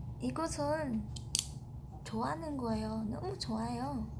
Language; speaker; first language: Korean; non-native, learner; Vietnamese